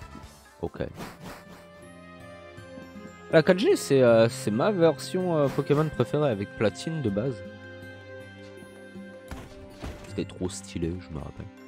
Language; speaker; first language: French; native; French